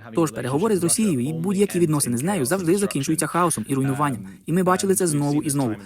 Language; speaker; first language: Ukrainian; non-native, fluent; English